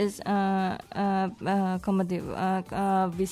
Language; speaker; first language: Catalan; non-native, learner; Indonesian